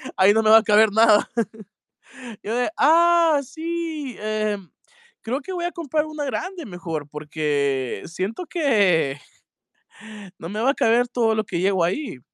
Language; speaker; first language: Spanish; native; Spanish